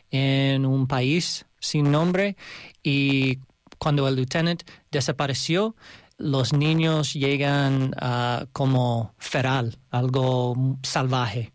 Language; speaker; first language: Spanish; non-native, learner; English